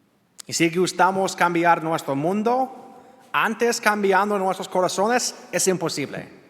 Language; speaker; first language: Spanish; non-native, learner; English